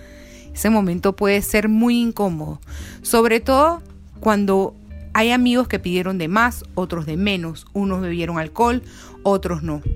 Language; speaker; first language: Spanish; native; Spanish